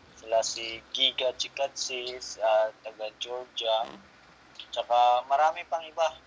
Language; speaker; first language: Filipino; non-native, local second language; Cebuano